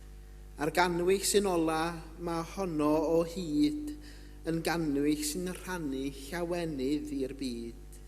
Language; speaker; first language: Welsh; native; Welsh